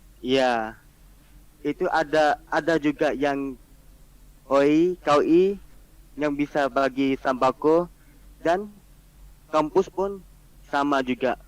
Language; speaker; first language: Indonesian; non-native, learner; Malay